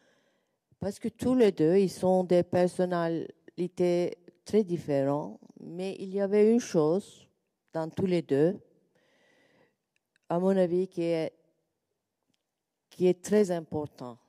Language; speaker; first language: French; non-native, learner; Turkish